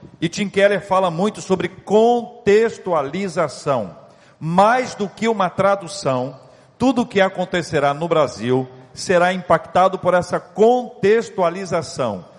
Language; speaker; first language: Portuguese; native; Portuguese